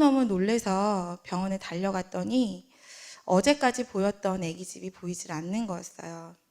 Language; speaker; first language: Korean; native; Korean